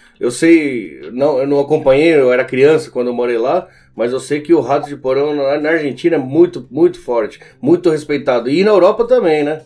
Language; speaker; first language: Portuguese; early bilingual, other home language; Spanish